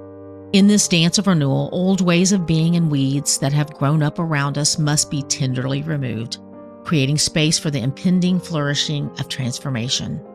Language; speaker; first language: English; native; English